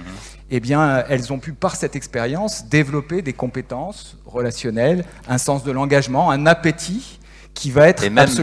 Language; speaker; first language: French; native; French